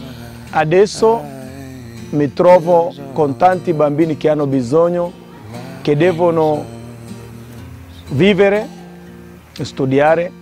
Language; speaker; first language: Italian; non-native, fluent; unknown